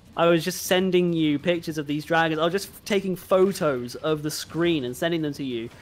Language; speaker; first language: English; native; English